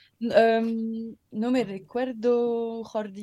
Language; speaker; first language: Spanish; non-native, learner; French